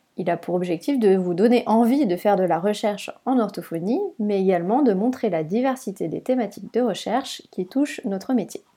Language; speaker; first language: French; native; French